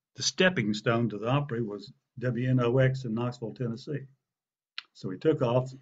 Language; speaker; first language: English; native; English